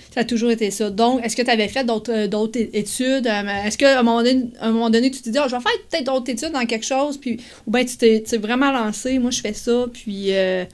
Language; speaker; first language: French; native; French